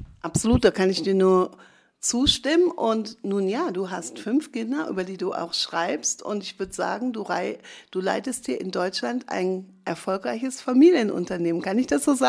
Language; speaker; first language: German; native; German